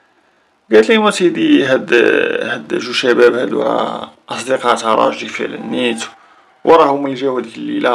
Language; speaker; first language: Arabic; native; Arabic